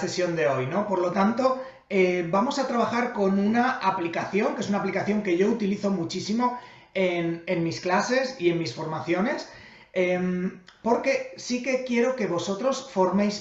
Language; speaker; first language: Spanish; native; Spanish